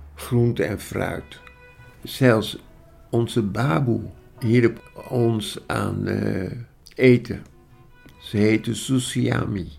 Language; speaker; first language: Dutch; early bilingual, other home language; Indonesian